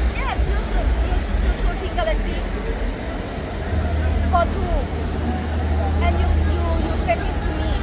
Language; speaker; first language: English; non-native, learner; Thai